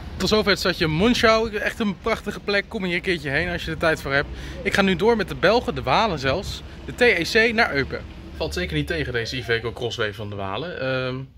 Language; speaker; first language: Dutch; native; Dutch